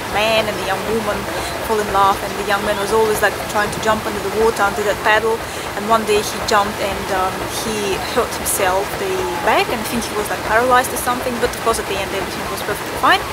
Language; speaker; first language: English; non-native, fluent; Russian